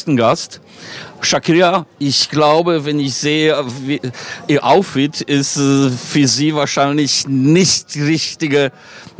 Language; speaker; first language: German; non-native, fluent; Polish